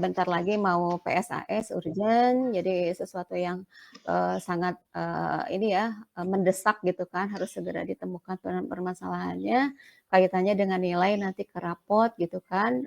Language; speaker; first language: Indonesian; non-native, local second language; Sundanese